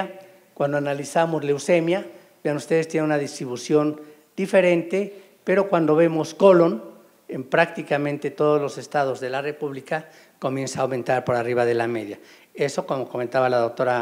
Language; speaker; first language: Spanish; native; Spanish